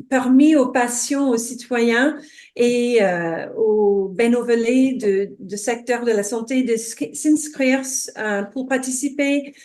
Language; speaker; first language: French; non-native, fluent; English